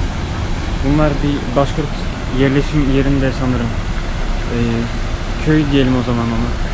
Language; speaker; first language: Turkish; native; Turkish